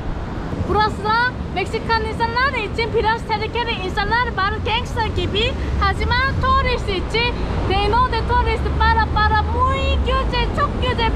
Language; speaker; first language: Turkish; non-native, learner; Spanish